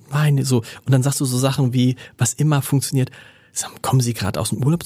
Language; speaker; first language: German; native; German